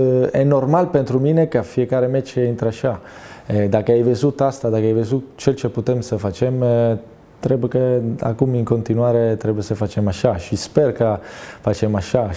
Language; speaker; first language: Romanian; non-native, learner; Italian